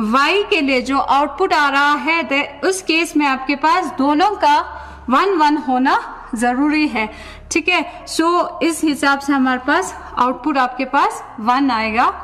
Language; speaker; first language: Hindi; non-native, local second language; Ladakhi